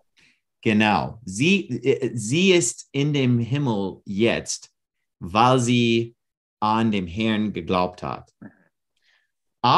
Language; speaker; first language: German; non-native, fluent; English